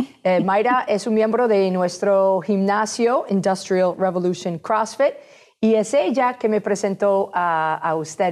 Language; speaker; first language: Spanish; non-native, fluent; English